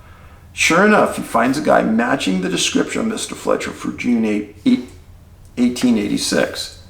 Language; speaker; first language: English; native; English